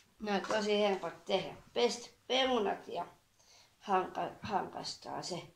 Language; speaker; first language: Finnish; native; Finnish